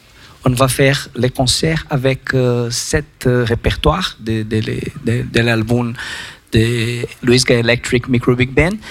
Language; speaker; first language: French; non-native, learner; Portuguese